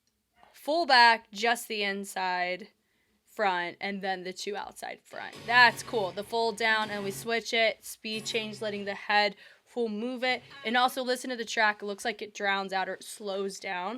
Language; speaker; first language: English; native; English